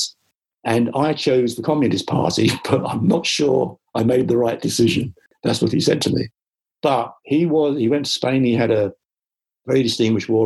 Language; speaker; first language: English; native; English